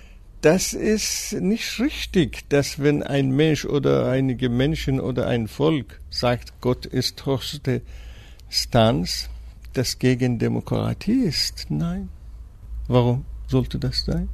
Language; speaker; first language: German; non-native, fluent; Persian